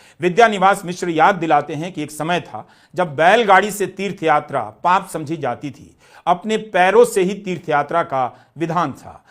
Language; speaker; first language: Hindi; non-native, local second language; Bhojpuri